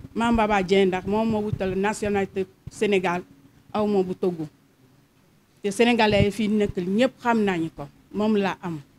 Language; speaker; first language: Wolof; non-native, fluent; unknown